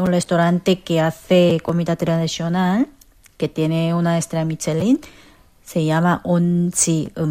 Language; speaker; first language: Spanish; non-native, fluent; Korean